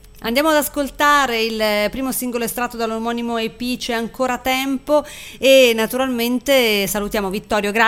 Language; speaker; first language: Italian; native; Italian